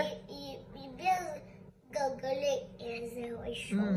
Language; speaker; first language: Russian; early bilingual, heritage; Russian